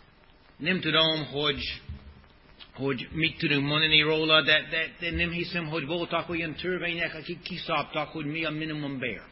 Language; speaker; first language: Hungarian; non-native, fluent; English